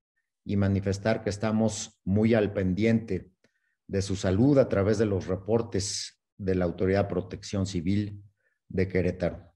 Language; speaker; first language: Spanish; native; Spanish